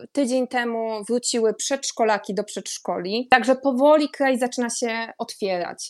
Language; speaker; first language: Polish; native; Polish